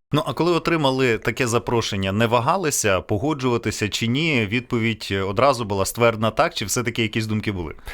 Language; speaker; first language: Ukrainian; native; Ukrainian